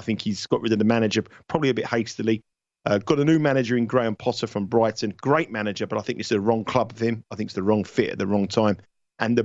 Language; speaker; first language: English; native; English